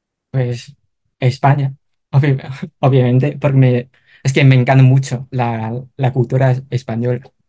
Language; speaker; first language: Spanish; non-native, fluent; Cantonese